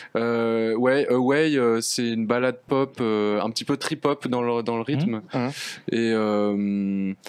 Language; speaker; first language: French; native; French